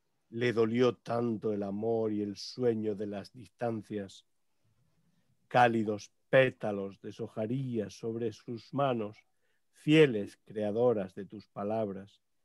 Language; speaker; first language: Spanish; native; Spanish